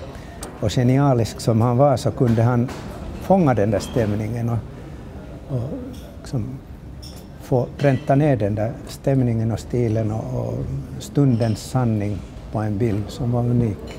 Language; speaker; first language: Swedish; native; Swedish